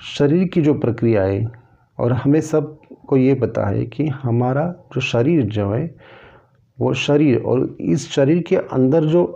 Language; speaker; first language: Hindi; non-native, local second language; Marathi